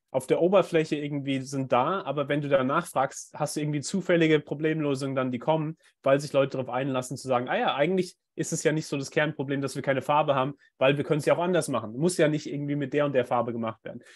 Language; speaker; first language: German; native; German